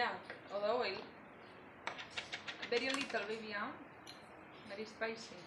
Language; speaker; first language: English; non-native, learner; Spanish